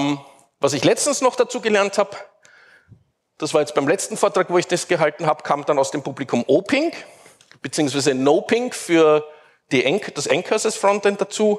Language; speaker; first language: German; native; German